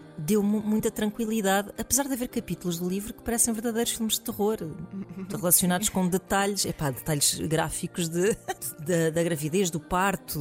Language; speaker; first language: Portuguese; native; Portuguese